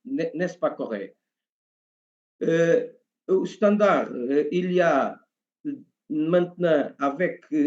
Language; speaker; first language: French; non-native, learner; Portuguese